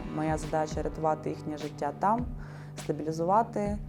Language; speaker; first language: Ukrainian; native; Ukrainian